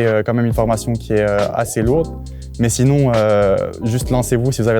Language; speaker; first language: French; native; French